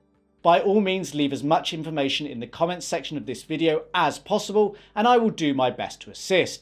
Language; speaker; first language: English; native; English